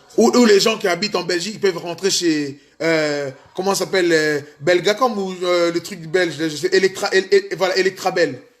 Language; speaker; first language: French; non-native, local second language; Lingala